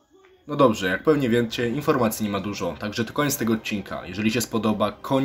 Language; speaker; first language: Polish; native; Polish